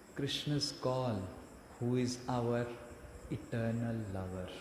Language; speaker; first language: English; non-native, local second language; Hindi